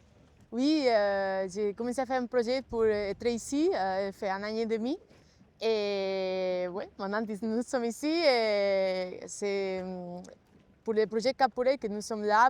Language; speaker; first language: French; non-native, fluent; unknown